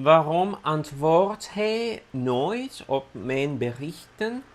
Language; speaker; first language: Dutch; non-native, learner; Italian